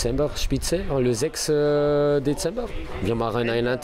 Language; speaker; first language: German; non-native, learner; French